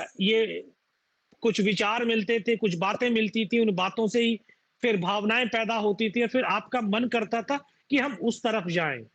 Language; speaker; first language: Hindi; native; Hindi